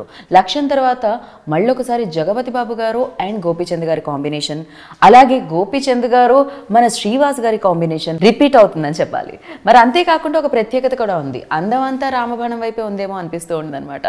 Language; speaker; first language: Telugu; native; Telugu